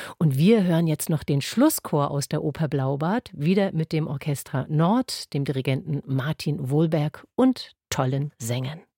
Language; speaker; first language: German; native; German